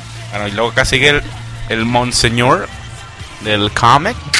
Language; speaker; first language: Spanish; native; Spanish